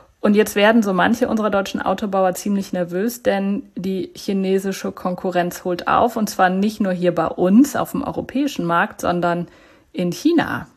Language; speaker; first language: German; native; German